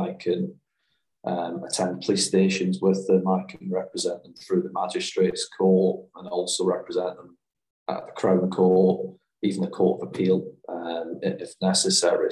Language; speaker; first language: English; native; English